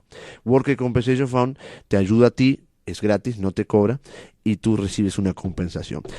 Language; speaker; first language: Spanish; native; Spanish